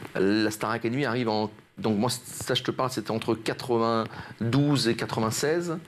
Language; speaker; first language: French; native; French